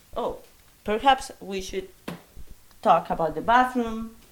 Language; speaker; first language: English; non-native, fluent; Spanish